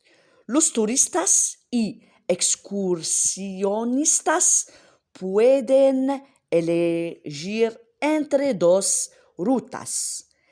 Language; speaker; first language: Spanish; non-native, learner; Arabic